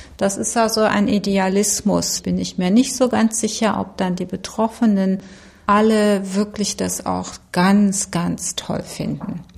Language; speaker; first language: German; early bilingual, other home language; Turkish